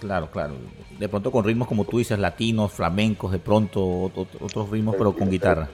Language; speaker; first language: Spanish; native; Spanish